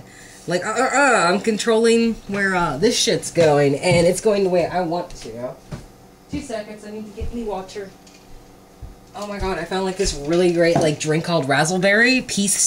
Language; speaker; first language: English; native; English